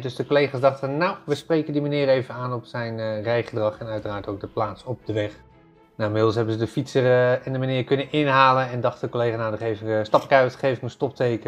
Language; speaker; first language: Dutch; native; Dutch